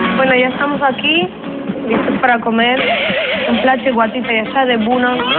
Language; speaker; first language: Spanish; non-native, fluent; Romanian